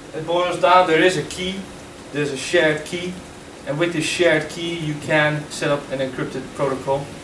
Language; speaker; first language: English; non-native, fluent; Dutch